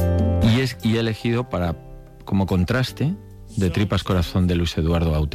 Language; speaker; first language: Spanish; native; Spanish